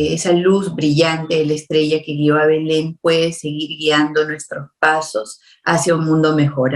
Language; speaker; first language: Spanish; native; Spanish